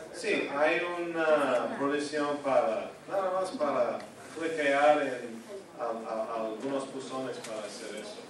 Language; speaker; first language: Spanish; non-native, fluent; English